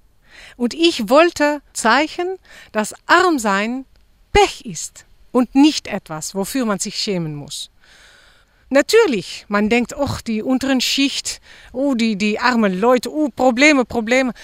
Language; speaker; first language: German; non-native, fluent; Dutch